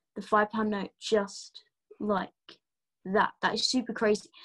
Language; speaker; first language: English; native; English